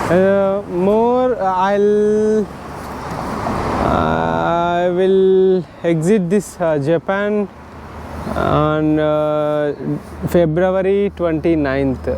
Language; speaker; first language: English; non-native, local second language; Telugu